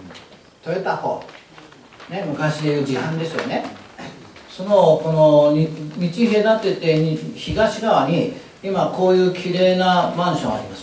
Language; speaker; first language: Japanese; native; Japanese